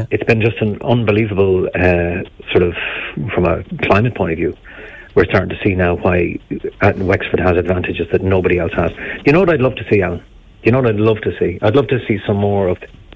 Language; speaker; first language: English; native; English